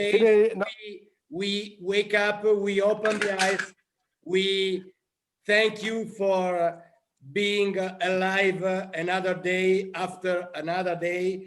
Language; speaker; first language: English; non-native, learner; Italian